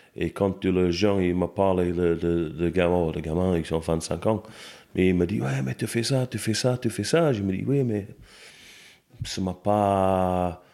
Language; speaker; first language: French; non-native, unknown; English